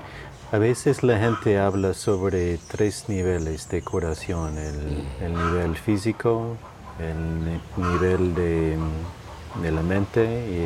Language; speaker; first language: Spanish; non-native, fluent; English